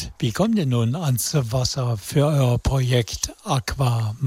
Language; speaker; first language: German; native; German